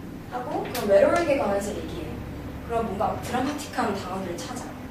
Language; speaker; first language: Korean; native; Korean